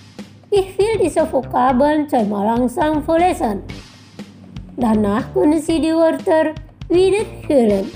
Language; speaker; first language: German; non-native, fluent; Indonesian